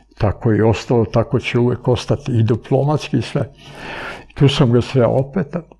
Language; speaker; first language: Serbian; early bilingual, other home language; Bulgarian